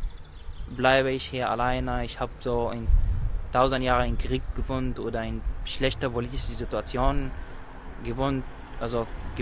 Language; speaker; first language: German; non-native, fluent; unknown